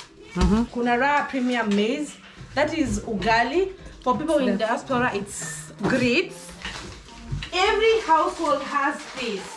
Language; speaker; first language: English; non-native, local second language; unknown